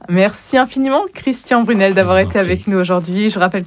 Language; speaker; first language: French; native; French